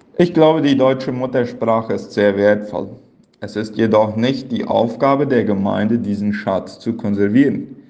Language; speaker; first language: German; early bilingual, heritage; Plautdietsch